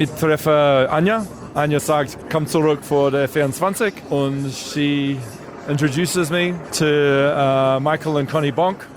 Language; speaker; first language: German; non-native, learner; English